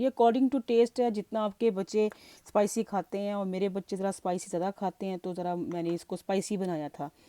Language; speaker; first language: Urdu; native; Urdu